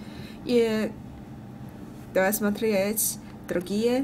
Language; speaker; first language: Russian; non-native, learner; Chinese